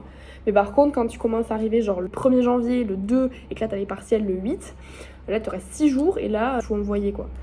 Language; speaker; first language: French; native; French